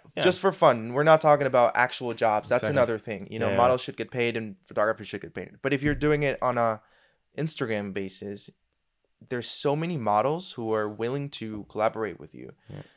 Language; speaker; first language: English; non-native, fluent; Spanish